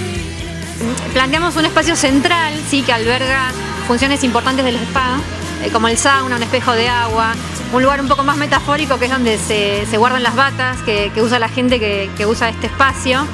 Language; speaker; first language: Spanish; native; Spanish